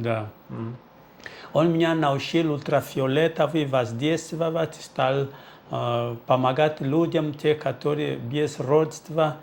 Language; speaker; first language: Russian; non-native, fluent; Portuguese